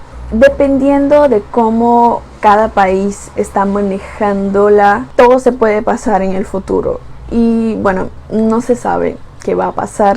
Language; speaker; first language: Spanish; non-native, fluent; Portuguese